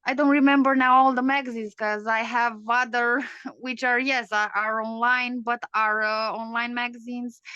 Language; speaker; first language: English; non-native, fluent; Romanian